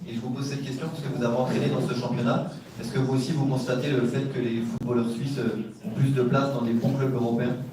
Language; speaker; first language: French; native; French